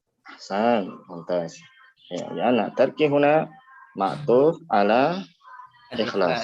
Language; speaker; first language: Arabic; non-native, fluent; Indonesian